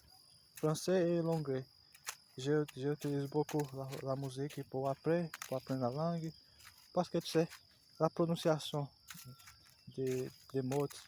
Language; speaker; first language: French; non-native, learner; Portuguese